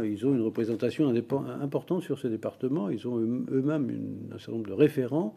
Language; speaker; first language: French; native; French